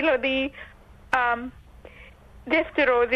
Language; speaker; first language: Greek; early bilingual, heritage; English